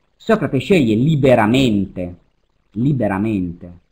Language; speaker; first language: Italian; native; Italian